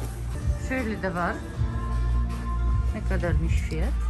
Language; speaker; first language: Turkish; non-native, learner; Russian